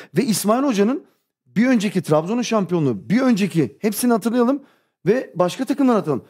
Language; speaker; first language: Turkish; early bilingual, heritage; Turkish